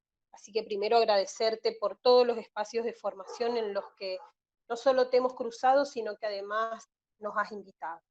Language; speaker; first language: Spanish; native; Spanish